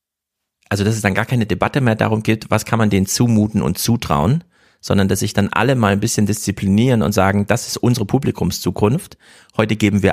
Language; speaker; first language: German; native; German